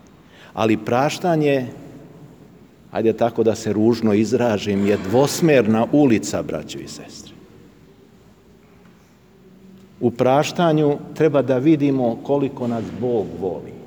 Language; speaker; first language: Serbian; native; Serbian